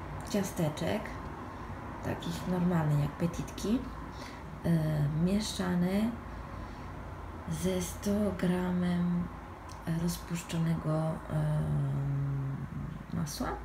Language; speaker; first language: Polish; non-native, fluent; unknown